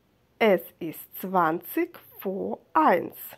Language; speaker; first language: German; non-native, fluent; Russian